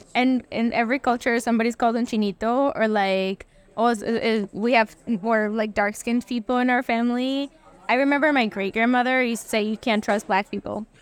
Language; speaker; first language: English; early bilingual, other home language; Spanish